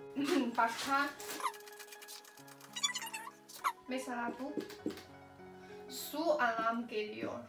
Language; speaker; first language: Turkish; non-native, learner; Chinese